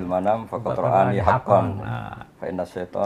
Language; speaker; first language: Indonesian; native; Indonesian